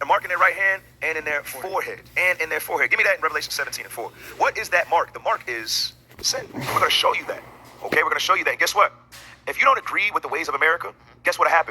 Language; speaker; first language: English; native; English